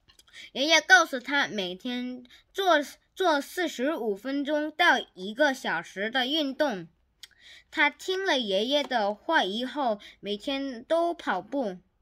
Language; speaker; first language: Chinese; non-native, learner; Korean